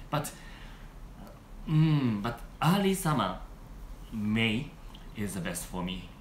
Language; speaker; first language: English; non-native, learner; Japanese